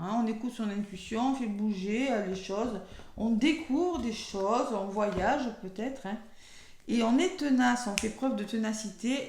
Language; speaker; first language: French; native; French